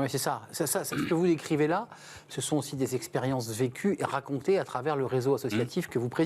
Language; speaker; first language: French; native; French